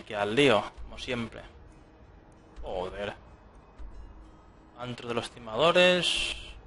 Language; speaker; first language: Spanish; native; Spanish